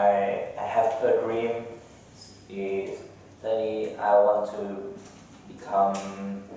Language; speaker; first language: English; non-native, learner; Vietnamese